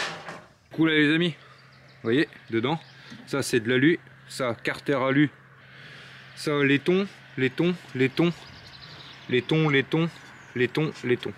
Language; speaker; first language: French; native; French